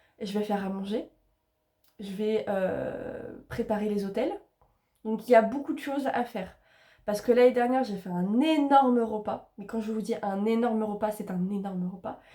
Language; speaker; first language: French; native; French